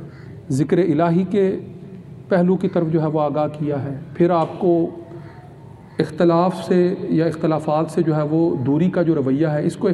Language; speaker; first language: Urdu; native; Urdu